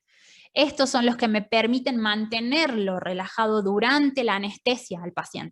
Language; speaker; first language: Spanish; native; Spanish